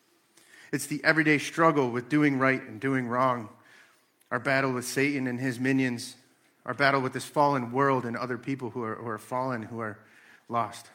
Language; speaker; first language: English; native; English